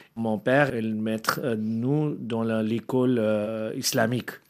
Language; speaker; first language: French; non-native, learner; Arabic